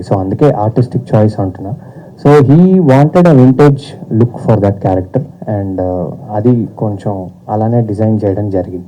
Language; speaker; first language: Telugu; native; Telugu